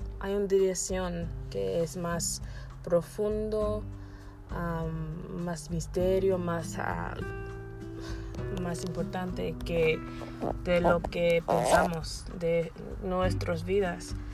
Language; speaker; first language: Spanish; non-native, learner; English